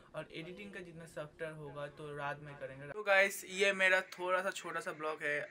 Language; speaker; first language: Hindi; non-native, local second language; Bangla